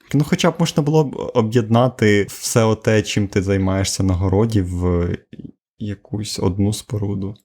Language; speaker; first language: Ukrainian; native; Ukrainian